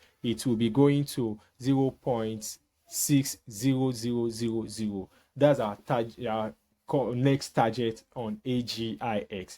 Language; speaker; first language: English; native; English